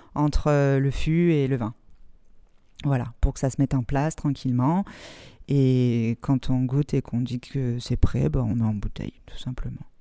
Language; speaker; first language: French; native; French